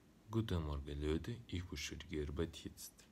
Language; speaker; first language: German; non-native, learner; Russian